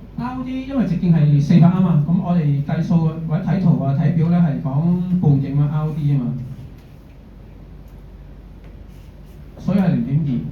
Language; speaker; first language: Cantonese; native; Cantonese